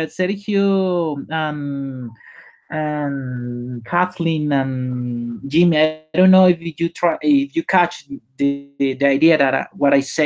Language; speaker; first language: English; non-native, learner; Spanish